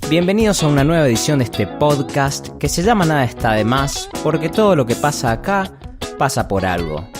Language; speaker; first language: Spanish; native; Spanish